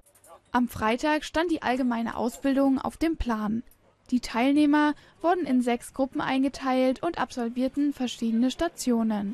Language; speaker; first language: German; native; German